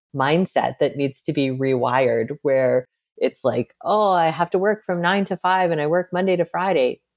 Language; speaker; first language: English; native; English